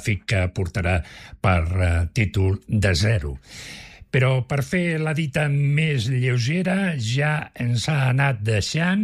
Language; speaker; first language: Catalan; native; Catalan